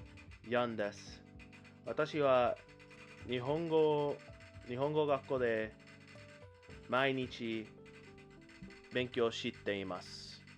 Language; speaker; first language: Japanese; non-native, learner; English